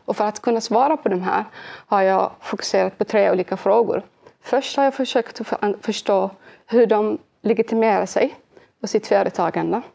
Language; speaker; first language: Swedish; early bilingual, other home language; Arabic